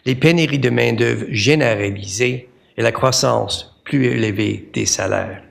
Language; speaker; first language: French; non-native, learner; English